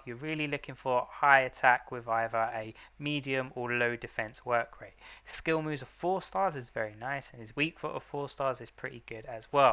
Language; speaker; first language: English; native; English